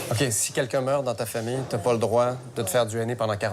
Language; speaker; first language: French; native; French